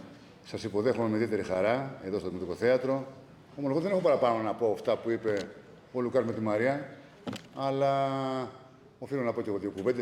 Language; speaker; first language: Greek; native; Greek